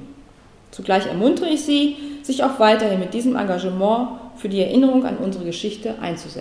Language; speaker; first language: German; native; German